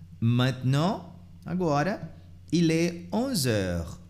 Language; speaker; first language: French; non-native, fluent; Portuguese